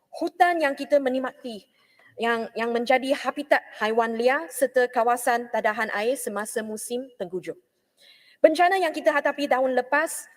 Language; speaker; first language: Malay; non-native, local second language; Chinese